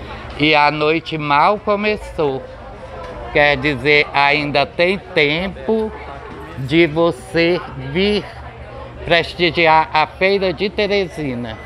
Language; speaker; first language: Portuguese; native; Portuguese